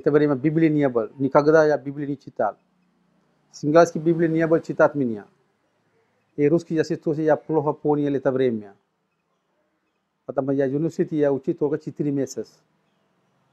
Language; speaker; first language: Russian; non-native, learner; Sinhala